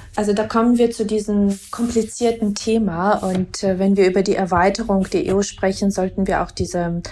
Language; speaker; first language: German; non-native, fluent; Georgian